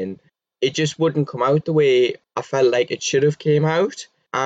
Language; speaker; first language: English; native; English